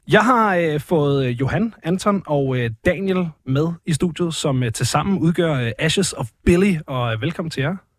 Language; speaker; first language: Danish; native; Danish